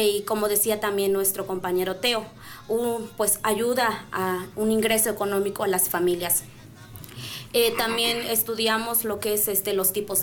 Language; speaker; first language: Spanish; non-native, local second language; Nahuatl languages